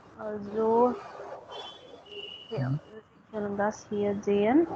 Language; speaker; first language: German; non-native, fluent; Hindi